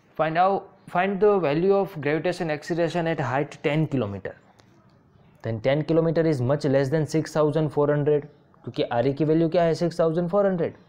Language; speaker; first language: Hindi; non-native, local second language; Gujarati